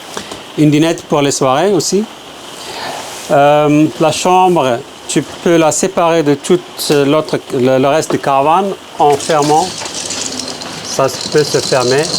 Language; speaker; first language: French; non-native, fluent; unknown